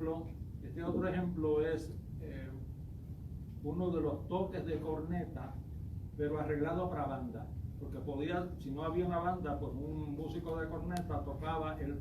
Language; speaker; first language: Spanish; native; Spanish